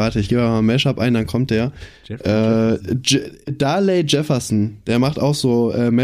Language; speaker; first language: German; native; German